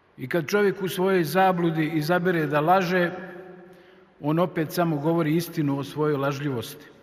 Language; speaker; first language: Serbian; native; Serbian